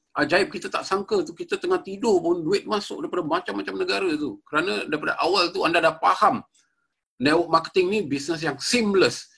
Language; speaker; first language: Malay; native; Malay